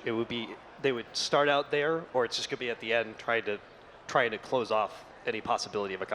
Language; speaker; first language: English; native; English